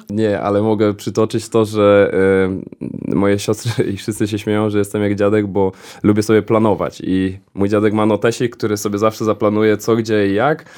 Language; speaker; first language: Polish; early bilingual, heritage; Polish